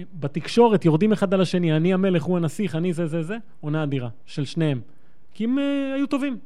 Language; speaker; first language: Hebrew; native; Hebrew